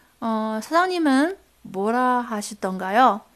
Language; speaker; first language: Korean; non-native, fluent; Chinese